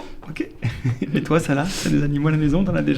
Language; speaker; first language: French; native; French